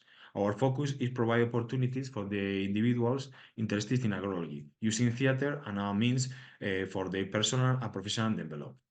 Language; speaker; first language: English; non-native, learner; Spanish